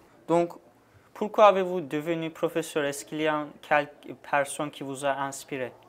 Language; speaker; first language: French; non-native, learner; Turkish